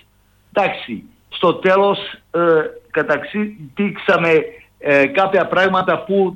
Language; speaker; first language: Greek; non-native, fluent; Serbian